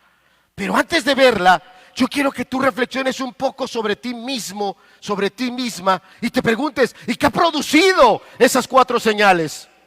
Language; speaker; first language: Spanish; native; Spanish